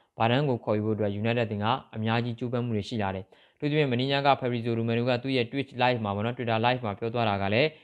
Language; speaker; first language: Burmese; native; Burmese